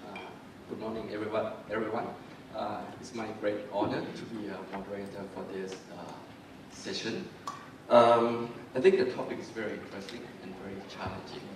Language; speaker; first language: English; non-native, fluent; Thai